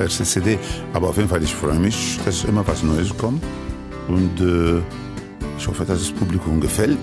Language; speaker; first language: German; non-native, fluent; Spanish